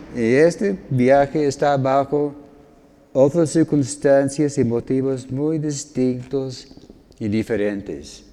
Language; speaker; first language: Spanish; non-native, fluent; English